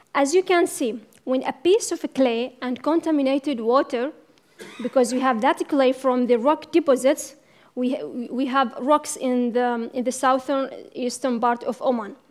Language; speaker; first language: English; non-native, fluent; Arabic